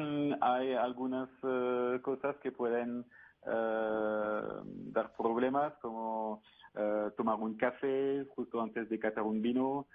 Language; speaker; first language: Spanish; non-native, fluent; French